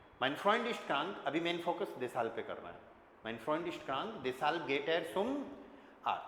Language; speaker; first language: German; non-native, fluent; Hindi